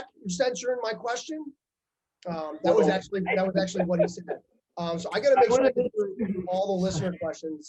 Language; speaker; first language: English; native; English